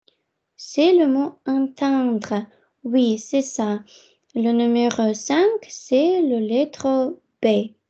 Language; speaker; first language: French; non-native, fluent; Russian